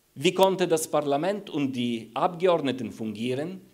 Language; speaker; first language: German; non-native, fluent; Bulgarian